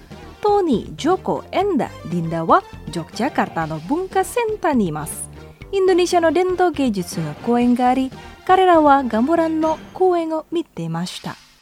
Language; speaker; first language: Japanese; non-native, fluent; Indonesian